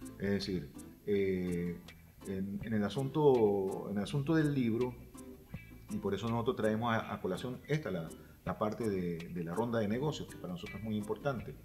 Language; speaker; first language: Spanish; native; Spanish